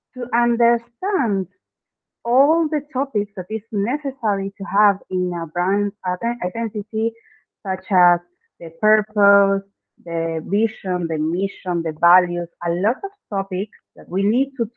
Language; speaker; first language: English; non-native, fluent; Spanish